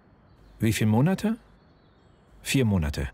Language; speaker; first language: German; non-native, learner; Romanian